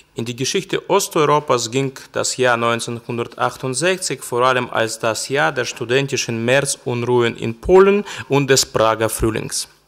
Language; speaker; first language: German; non-native, fluent; Russian